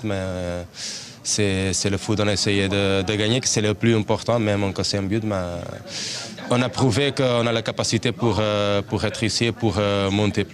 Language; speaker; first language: French; non-native, fluent; Portuguese